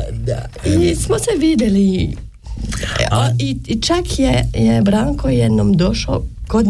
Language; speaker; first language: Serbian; non-native, learner; French